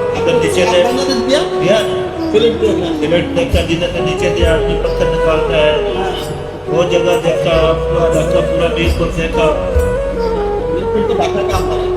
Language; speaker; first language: Hindi; non-native, learner; Bangla